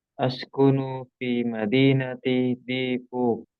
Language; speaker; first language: Arabic; non-native, learner; Indonesian